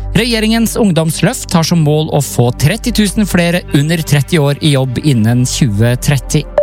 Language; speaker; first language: Norwegian; native; Norwegian